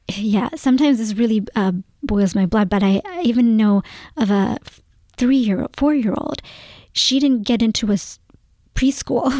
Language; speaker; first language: English; early bilingual, other home language; Gujarati